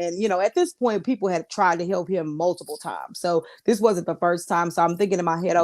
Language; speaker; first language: English; native; English